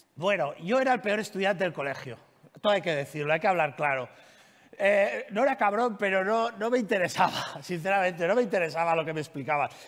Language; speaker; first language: Spanish; non-native, local second language; Catalan